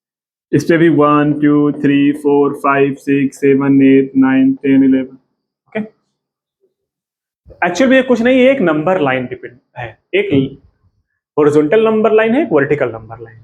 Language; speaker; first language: Hindi; native; Hindi